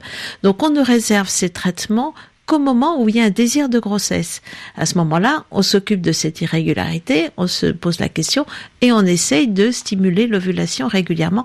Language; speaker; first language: French; native; French